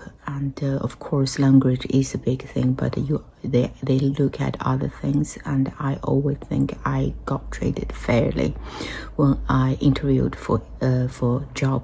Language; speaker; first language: English; non-native, fluent; Chinese